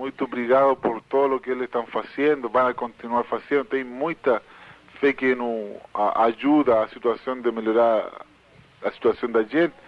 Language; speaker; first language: Portuguese; non-native, fluent; Spanish